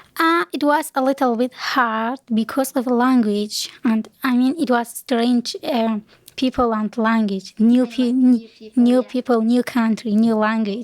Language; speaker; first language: English; non-native, learner; Kurdish